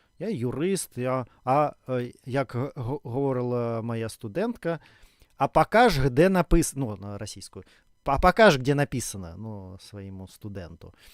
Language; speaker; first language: Ukrainian; non-native, local second language; Russian